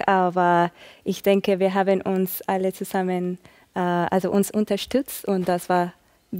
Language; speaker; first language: German; non-native, learner; Spanish